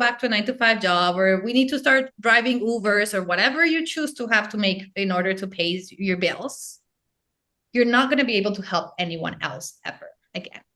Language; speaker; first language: English; non-native, fluent; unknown